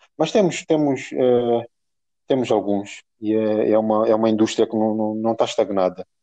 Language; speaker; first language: Portuguese; native; Portuguese